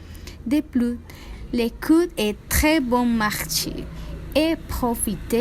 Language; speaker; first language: French; non-native, learner; Spanish